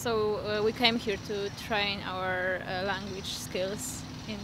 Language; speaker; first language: English; non-native, fluent; Polish